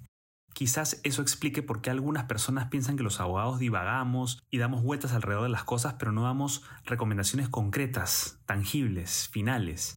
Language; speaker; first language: Spanish; native; Spanish